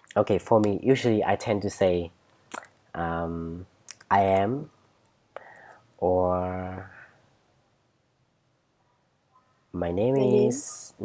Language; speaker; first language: English; non-native, fluent; Vietnamese